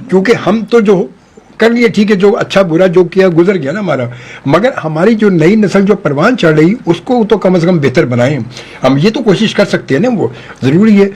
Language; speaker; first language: Urdu; native; Urdu